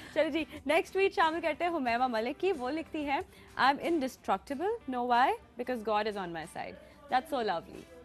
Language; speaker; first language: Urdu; native; Urdu